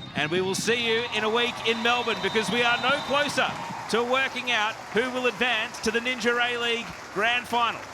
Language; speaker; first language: English; native; English